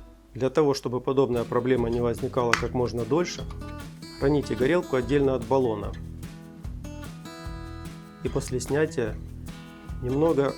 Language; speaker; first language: Russian; native; Russian